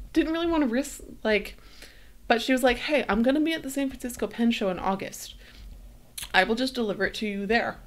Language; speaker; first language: English; native; English